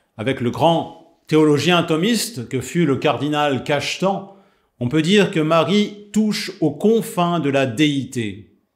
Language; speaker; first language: French; native; French